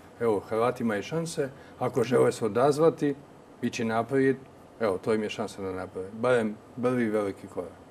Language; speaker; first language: Croatian; native; Croatian